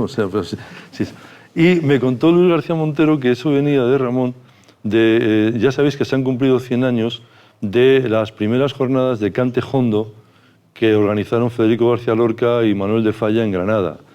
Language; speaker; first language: Spanish; native; Spanish